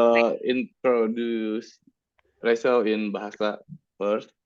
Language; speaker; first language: English; non-native, learner; Indonesian